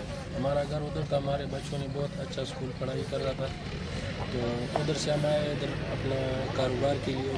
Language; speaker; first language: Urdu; non-native, local second language; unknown